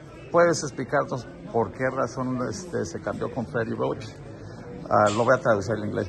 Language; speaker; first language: Spanish; early bilingual, heritage; Spanish